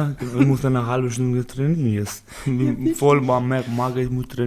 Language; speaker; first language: German; non-native, learner; Baluchi